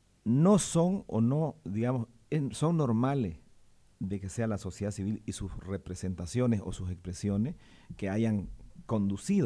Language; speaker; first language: Spanish; native; Spanish